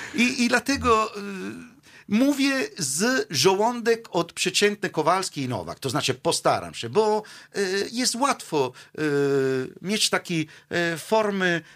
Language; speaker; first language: Polish; non-native, fluent; Italian